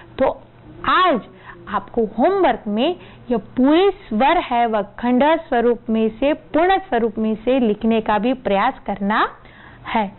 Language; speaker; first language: Hindi; non-native, local second language; Gujarati